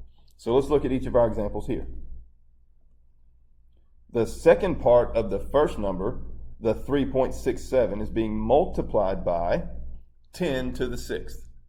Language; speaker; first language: English; native; English